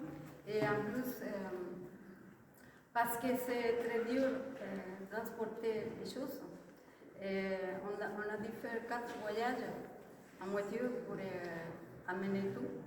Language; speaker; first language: French; non-native, fluent; Spanish